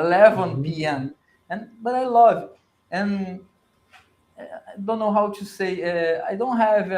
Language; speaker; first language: English; non-native, learner; Portuguese